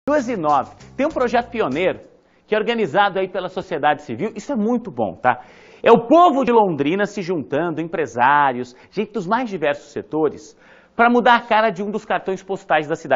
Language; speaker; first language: Portuguese; native; Portuguese